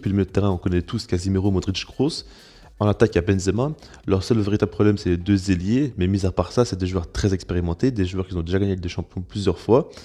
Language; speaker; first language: French; native; French